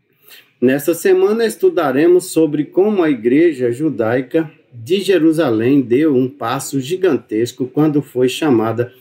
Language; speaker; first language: Portuguese; native; Portuguese